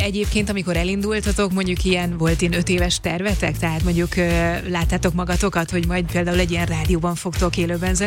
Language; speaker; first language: Hungarian; native; Hungarian